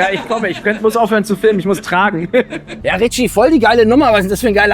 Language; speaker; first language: German; native; German